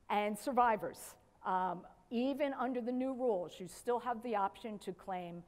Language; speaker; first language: English; native; English